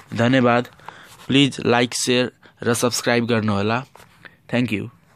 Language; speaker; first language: Nepali; native; Nepali